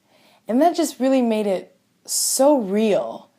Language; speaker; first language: English; native; English